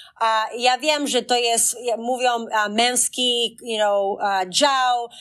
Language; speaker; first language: Polish; early bilingual, heritage; Polish